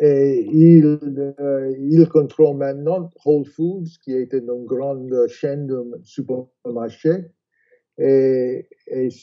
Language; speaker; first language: French; non-native, fluent; English